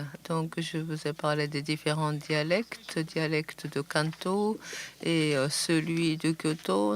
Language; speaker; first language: French; non-native, fluent; Japanese